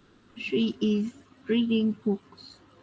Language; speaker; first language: English; non-native, learner; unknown